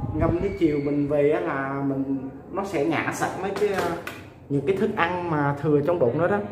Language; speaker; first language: Vietnamese; non-native, local second language; Khmer